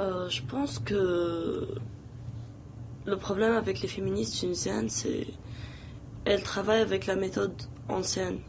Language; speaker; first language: French; non-native, local second language; Arabic